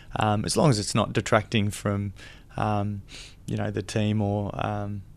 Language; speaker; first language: English; native; English